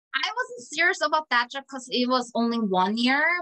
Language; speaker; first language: English; non-native, fluent; Korean